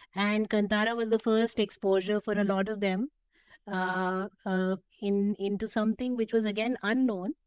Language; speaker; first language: English; non-native, local second language; Hindi